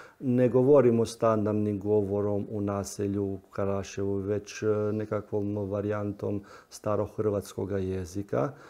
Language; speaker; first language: Croatian; early bilingual, heritage; Croatian